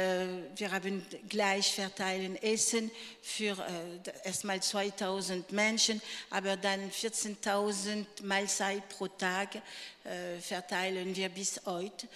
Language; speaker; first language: German; non-native, fluent; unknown